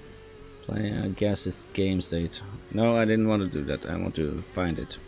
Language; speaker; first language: English; non-native, fluent; Norwegian